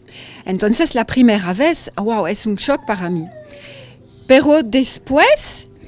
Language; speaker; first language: Spanish; non-native, learner; French